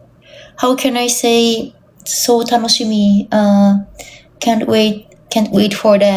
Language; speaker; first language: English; non-native, learner; Japanese